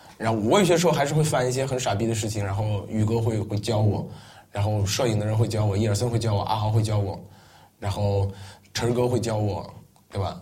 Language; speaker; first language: Chinese; non-native, local second language; Uyghur